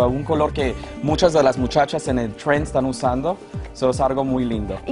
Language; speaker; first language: Spanish; early bilingual, heritage; Spanish